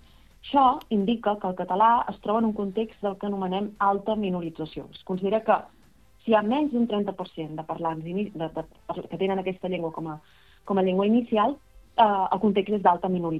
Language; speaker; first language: Catalan; native; Catalan